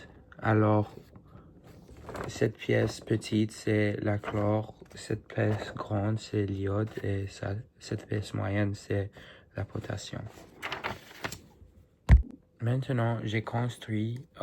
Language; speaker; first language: French; non-native, learner; English